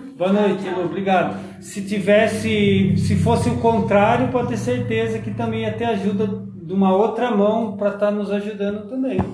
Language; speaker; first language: Portuguese; native; Portuguese